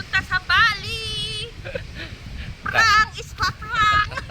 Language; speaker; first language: Filipino; non-native, learner; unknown